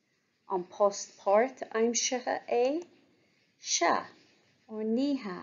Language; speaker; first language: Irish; non-native, local second language; English